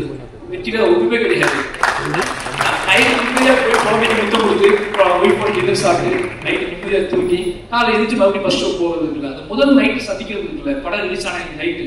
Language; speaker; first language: Tamil; native; Tamil